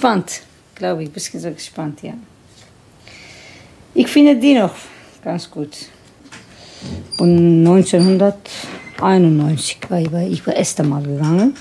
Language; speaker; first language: German; non-native, learner; Kurdish